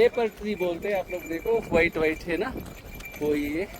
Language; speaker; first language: Hindi; non-native, local second language; Kannada